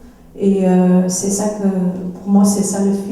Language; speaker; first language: French; non-native, local second language; Dutch